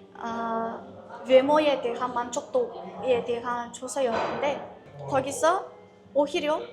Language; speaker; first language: Korean; non-native, fluent; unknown